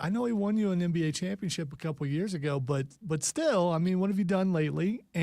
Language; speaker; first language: English; native; English